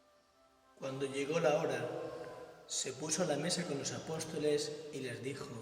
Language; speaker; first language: Spanish; native; Spanish